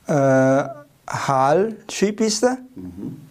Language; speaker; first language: German; non-native, fluent; Chinese